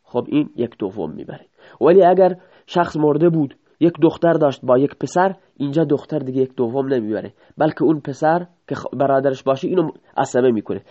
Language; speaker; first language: Persian; native; Persian